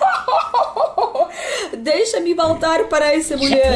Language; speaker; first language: Portuguese; non-native, learner; Russian